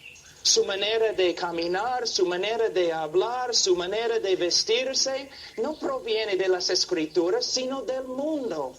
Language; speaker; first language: Spanish; non-native, fluent; English